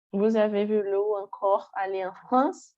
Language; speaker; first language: French; non-native, learner; Portuguese